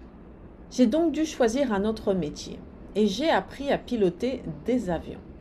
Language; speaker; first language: French; non-native, fluent; Portuguese